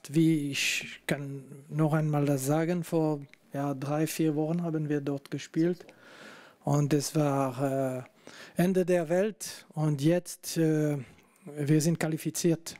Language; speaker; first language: German; non-native, local second language; French